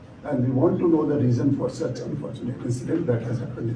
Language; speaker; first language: English; non-native, local second language; Bangla